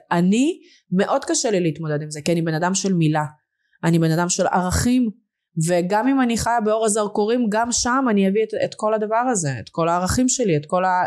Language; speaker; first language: Hebrew; early bilingual, other home language; Russian